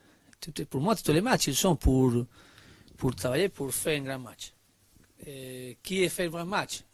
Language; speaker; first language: French; non-native, learner; Spanish